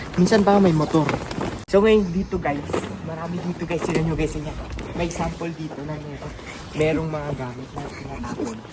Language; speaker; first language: Filipino; native; Filipino